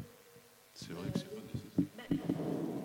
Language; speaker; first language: French; non-native, fluent; Japanese